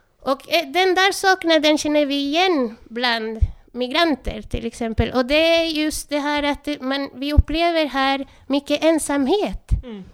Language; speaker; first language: Swedish; non-native, fluent; Spanish